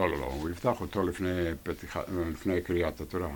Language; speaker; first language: Hebrew; non-native, fluent; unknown